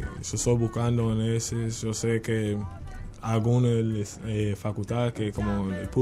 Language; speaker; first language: Spanish; non-native, learner; English